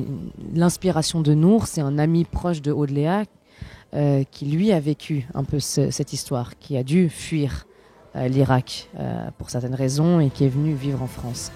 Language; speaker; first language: French; native; French